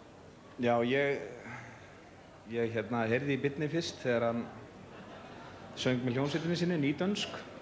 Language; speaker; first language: Icelandic; native; Icelandic